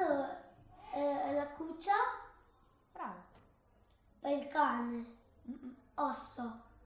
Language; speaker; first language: Italian; early bilingual, other home language; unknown